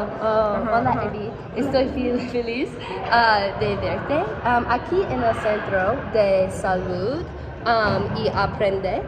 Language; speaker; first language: Spanish; non-native, learner; English